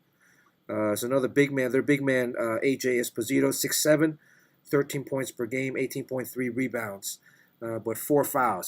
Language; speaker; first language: English; native; English